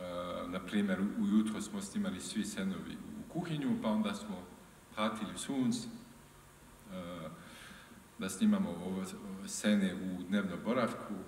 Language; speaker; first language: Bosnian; non-native, learner; French